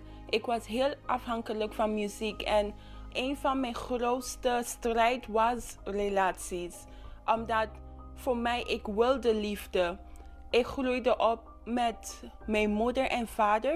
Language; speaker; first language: Dutch; non-native, local second language; English